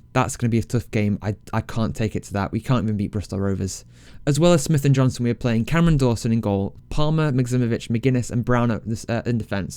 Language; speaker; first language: English; native; English